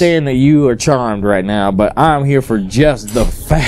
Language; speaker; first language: English; native; English